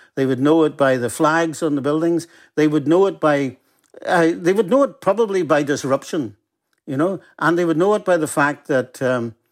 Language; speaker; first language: English; native; English